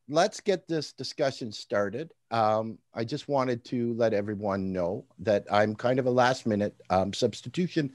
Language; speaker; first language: English; native; English